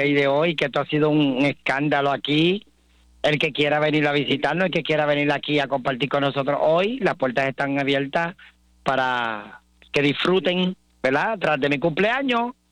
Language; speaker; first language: Spanish; native; Spanish